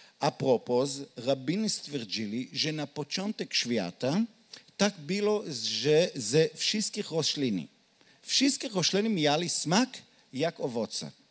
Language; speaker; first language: Polish; non-native, learner; Hebrew